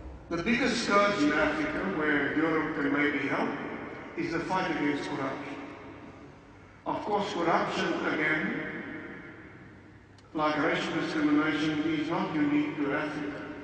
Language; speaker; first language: English; non-native, local second language; Afrikaans